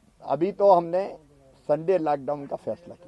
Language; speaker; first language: Hindi; native; Hindi